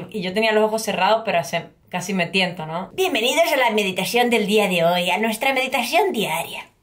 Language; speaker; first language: Spanish; native; Spanish